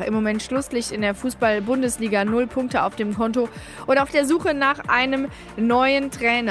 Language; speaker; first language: German; native; German